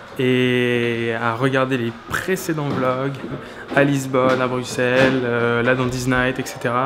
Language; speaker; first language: French; native; French